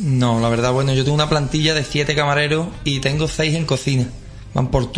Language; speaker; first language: Spanish; native; Spanish